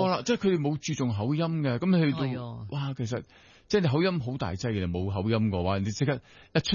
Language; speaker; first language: Cantonese; non-native, local second language; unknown